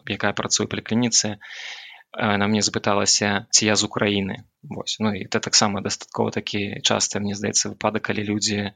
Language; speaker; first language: Belarusian; non-native, local second language; Russian